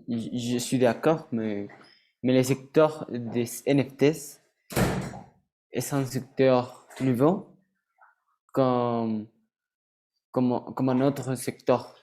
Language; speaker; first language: French; non-native, learner; Spanish